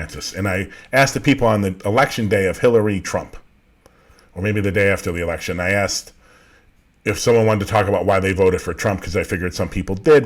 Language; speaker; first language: English; native; English